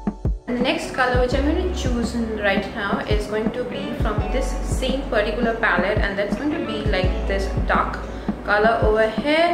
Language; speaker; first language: English; non-native, local second language; Bangla